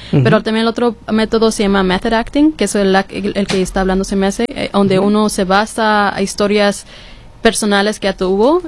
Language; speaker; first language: Spanish; early bilingual, heritage; Spanish